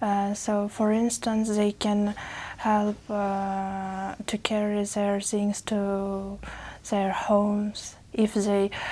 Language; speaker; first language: English; non-native, fluent; Uzbek